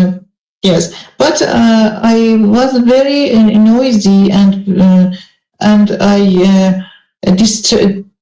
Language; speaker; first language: English; non-native, learner; Persian